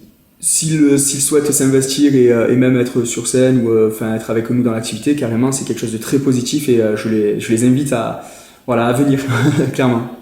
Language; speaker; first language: French; native; French